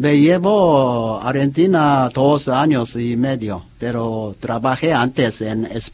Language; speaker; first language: Spanish; non-native, learner; Korean